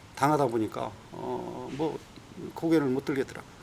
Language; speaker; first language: Korean; native; Korean